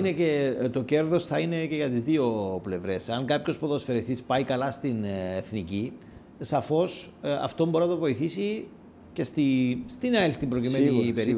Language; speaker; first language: Greek; native; Greek